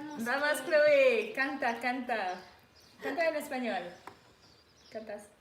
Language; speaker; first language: Spanish; non-native, learner; English